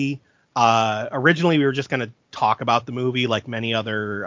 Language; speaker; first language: English; native; English